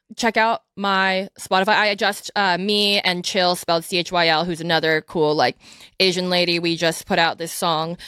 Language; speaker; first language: English; native; English